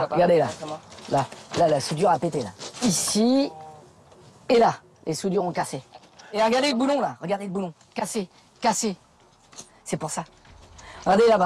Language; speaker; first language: French; native; French